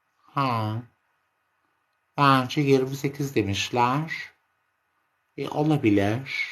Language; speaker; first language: Turkish; non-native, learner; Arabic